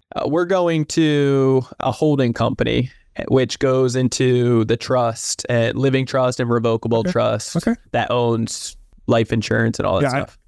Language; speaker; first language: English; native; English